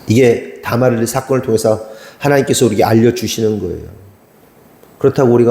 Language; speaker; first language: Korean; native; Korean